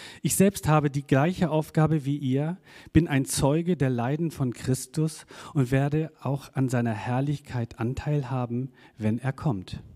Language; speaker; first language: German; native; German